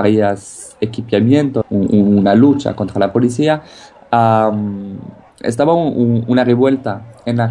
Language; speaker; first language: Spanish; non-native, fluent; French